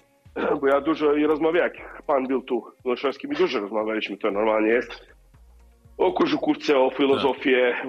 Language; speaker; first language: Polish; non-native, learner; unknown